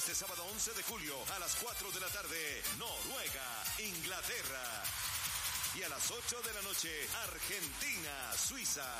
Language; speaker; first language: Spanish; native; Spanish